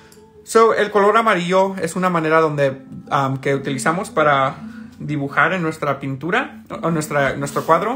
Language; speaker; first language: Spanish; early bilingual, heritage; Spanish